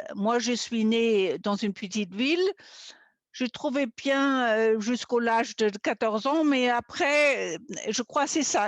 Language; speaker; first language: French; non-native, fluent; German